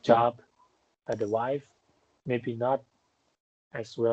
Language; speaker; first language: English; non-native, fluent; Chinese